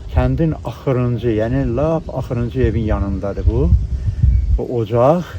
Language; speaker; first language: Azerbaijani; non-native, local second language; Talysh